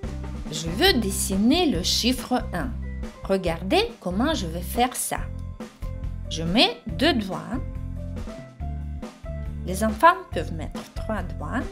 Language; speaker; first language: French; non-native, fluent; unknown